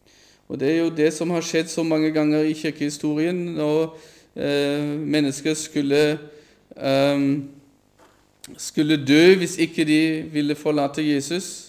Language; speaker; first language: Norwegian; non-native, fluent; German